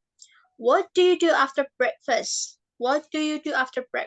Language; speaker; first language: English; non-native, fluent; Indonesian